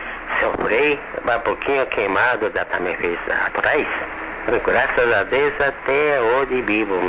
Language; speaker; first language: Portuguese; non-native, learner; Japanese